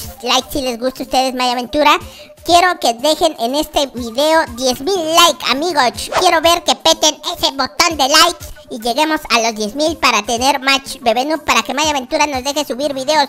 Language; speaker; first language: Spanish; native; Spanish